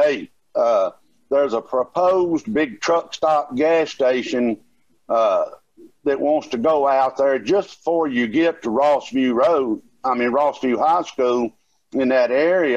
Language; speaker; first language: English; native; English